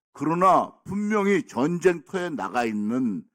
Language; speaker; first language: Korean; native; Korean